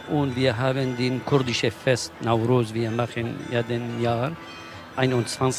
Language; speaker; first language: German; non-native, learner; Kurdish